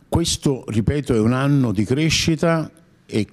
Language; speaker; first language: Italian; native; Italian